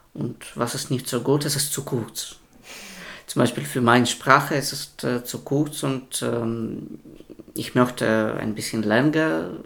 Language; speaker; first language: German; non-native, learner; Russian